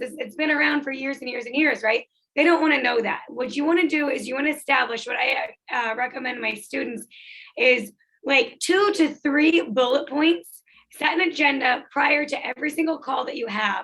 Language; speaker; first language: English; native; English